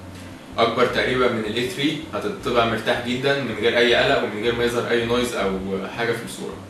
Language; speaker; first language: Arabic; native; Arabic